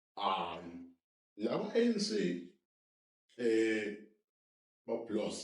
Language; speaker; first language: Zulu; native; Zulu